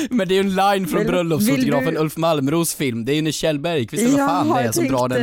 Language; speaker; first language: Swedish; native; Swedish